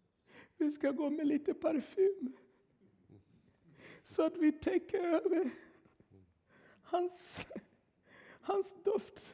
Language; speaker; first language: Swedish; non-native, fluent; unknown